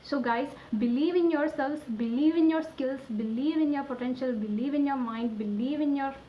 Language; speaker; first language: English; non-native, local second language; Malayalam